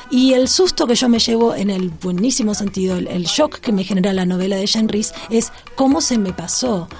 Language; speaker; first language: Spanish; native; Spanish